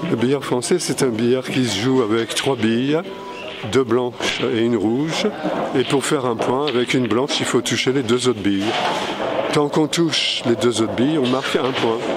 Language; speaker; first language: French; native; French